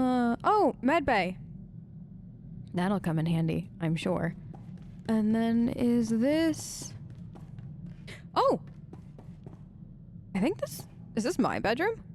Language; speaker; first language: English; native; English